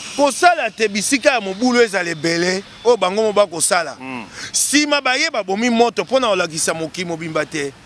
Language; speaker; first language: Lingala; non-native, local second language; Luba-Lulua